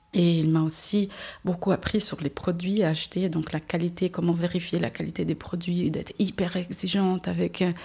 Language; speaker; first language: French; non-native, fluent; Portuguese